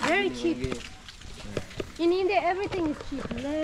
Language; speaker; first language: English; non-native, learner; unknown